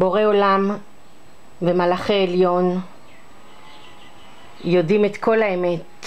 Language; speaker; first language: Hebrew; native; Hebrew